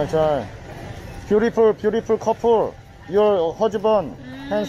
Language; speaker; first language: English; non-native, learner; Korean